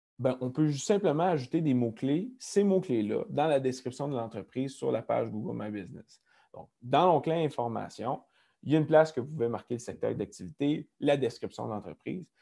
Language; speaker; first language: French; native; French